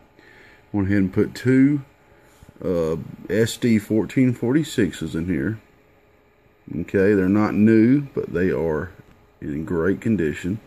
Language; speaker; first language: English; native; English